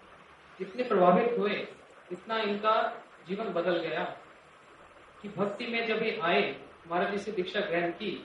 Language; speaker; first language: Hindi; native; Hindi